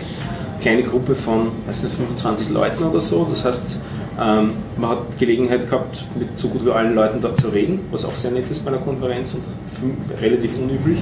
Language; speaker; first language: German; native; German